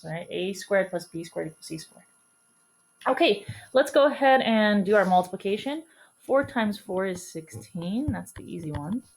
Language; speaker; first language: English; native; English